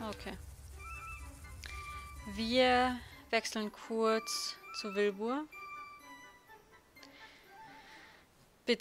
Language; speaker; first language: German; native; German